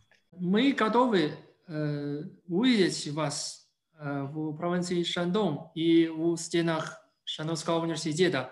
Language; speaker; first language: Russian; non-native, fluent; Chinese